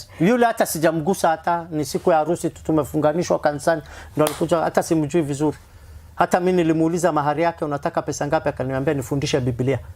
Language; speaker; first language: Swahili; non-native, fluent; Somali